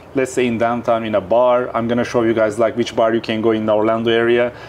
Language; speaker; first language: English; non-native, fluent; Turkish